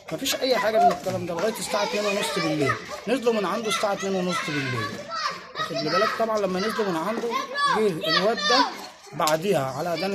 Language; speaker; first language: Arabic; native; Arabic